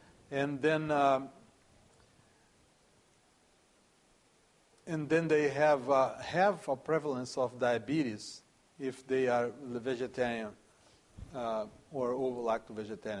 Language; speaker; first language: English; non-native, fluent; Portuguese